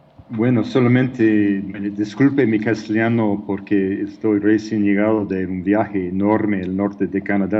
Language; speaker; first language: Spanish; non-native, fluent; English